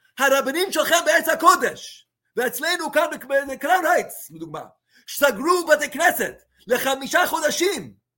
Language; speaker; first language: Hebrew; non-native, fluent; English